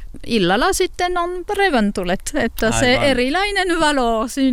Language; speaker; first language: Finnish; non-native, learner; French